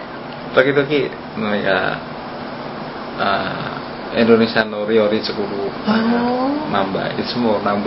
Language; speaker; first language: Japanese; non-native, learner; Indonesian